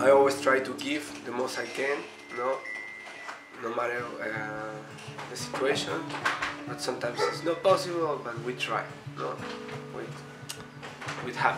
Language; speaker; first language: English; non-native, fluent; Spanish